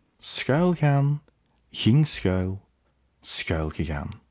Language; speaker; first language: Dutch; native; Dutch